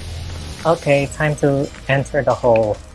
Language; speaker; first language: English; native; English